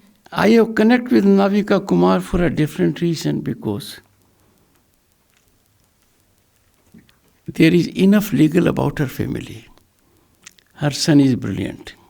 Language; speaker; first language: English; non-native, local second language; Hindi